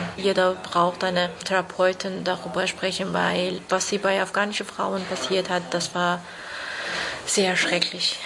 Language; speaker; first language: German; non-native, fluent; Persian